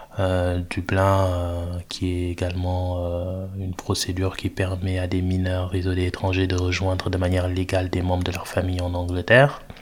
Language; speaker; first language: French; non-native, local second language; Wolof